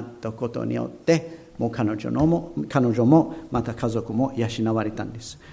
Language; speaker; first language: Japanese; non-native, fluent; English